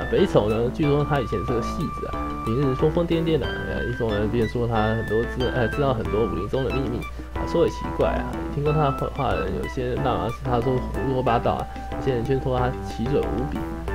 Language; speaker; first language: Chinese; native; Chinese